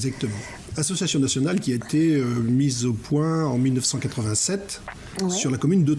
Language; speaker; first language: French; native; French